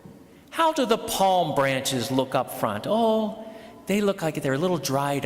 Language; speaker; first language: English; native; English